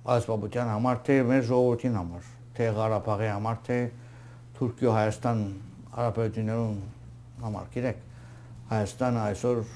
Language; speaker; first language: Armenian; early bilingual, heritage; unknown